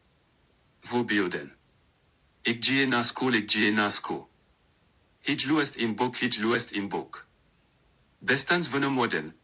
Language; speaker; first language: Dutch; non-native, learner; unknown